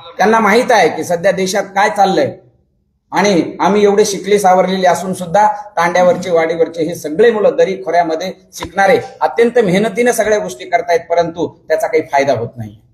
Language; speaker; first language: Marathi; non-native, local second language; Lambadi